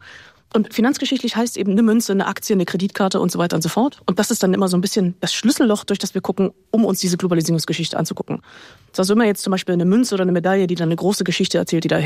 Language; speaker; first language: German; native; German